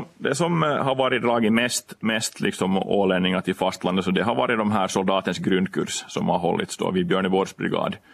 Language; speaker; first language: Swedish; native; Swedish